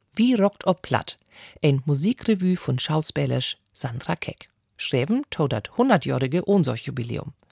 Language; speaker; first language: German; native; German